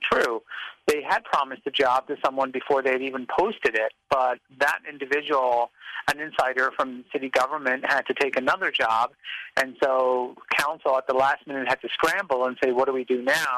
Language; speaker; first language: English; native; English